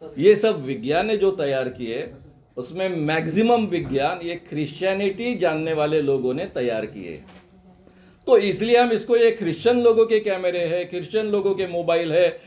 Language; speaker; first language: Hindi; non-native, local second language; Marathi